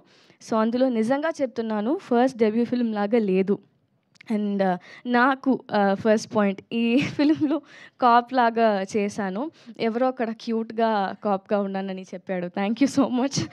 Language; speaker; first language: Telugu; non-native, learner; Tamil